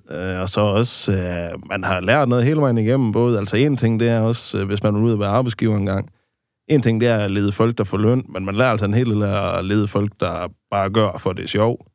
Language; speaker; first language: Danish; native; Danish